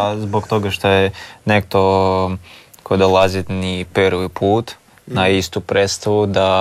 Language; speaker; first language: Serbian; non-native, learner; Russian